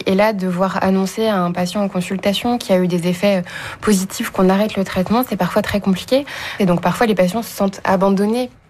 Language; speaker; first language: French; native; French